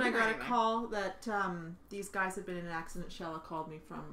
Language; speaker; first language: English; native; English